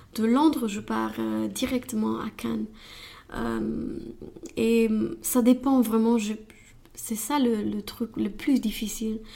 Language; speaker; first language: French; non-native, fluent; Romanian